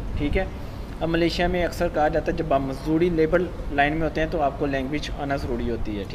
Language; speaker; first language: Urdu; non-native, local second language; Punjabi